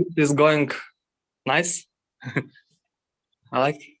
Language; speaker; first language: English; non-native, learner; Kazakh